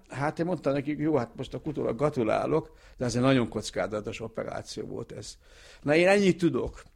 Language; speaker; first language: Hungarian; early bilingual, heritage; Hungarian